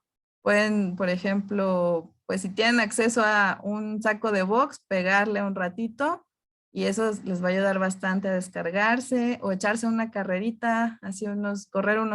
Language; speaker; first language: Spanish; native; Spanish